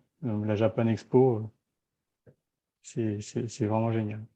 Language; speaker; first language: French; native; French